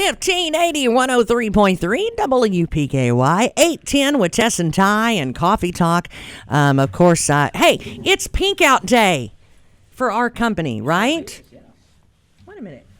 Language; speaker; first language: English; native; English